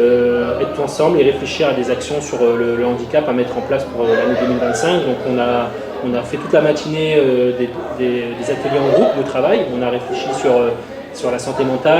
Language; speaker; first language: French; native; French